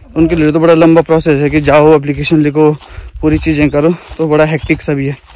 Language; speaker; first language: Hindi; native; Hindi